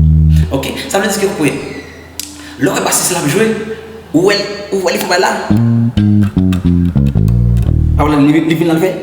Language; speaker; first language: French; non-native, learner; Haitian Creole